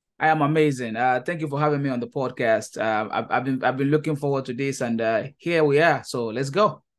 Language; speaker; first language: English; non-native, local second language; Yoruba